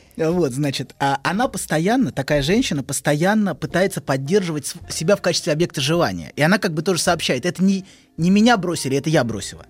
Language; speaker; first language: Russian; native; Russian